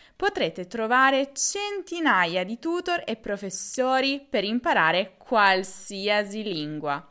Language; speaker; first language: Italian; native; Italian